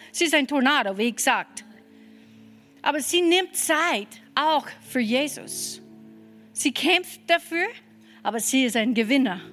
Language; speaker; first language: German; non-native, fluent; English